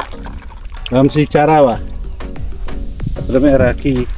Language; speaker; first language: Spanish; non-native, learner; Filipino